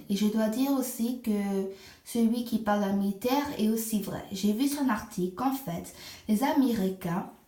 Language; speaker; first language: French; non-native, fluent; English